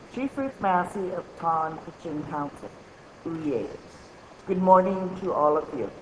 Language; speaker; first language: English; native; English